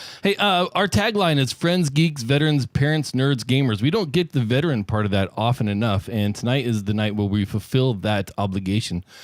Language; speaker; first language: English; native; English